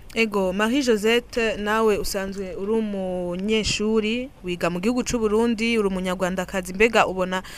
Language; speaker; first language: Kinyarwanda; native; Kinyarwanda